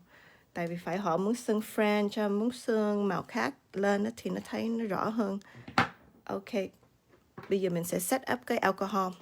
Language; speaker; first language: Vietnamese; early bilingual, heritage; Vietnamese